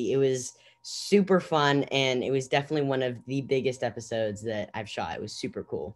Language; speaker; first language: English; native; English